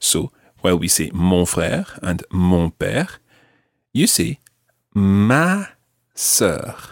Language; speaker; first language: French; non-native, fluent; English